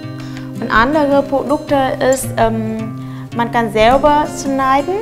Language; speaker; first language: German; non-native, fluent; Vietnamese